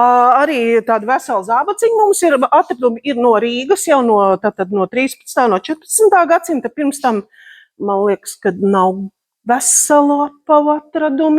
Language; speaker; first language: Latvian; native; Latvian